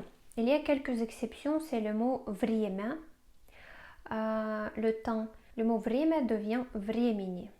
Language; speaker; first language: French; non-native, fluent; Russian